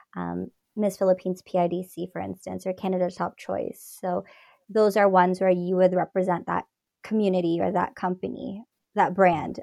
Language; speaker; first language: English; native; English